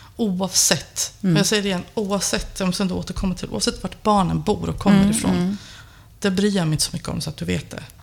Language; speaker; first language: Swedish; early bilingual, other home language; Albanian